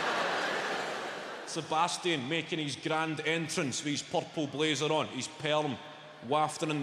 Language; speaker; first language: English; native; English